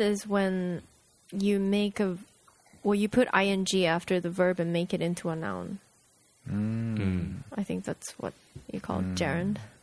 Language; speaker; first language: English; non-native, fluent; Japanese